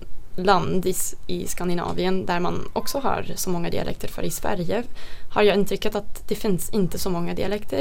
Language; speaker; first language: Swedish; non-native, fluent; Dutch